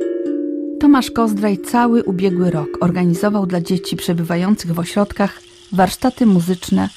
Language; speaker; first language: Polish; native; Polish